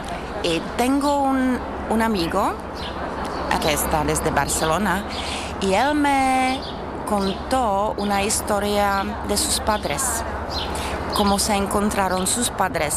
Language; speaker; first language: Spanish; non-native, learner; Czech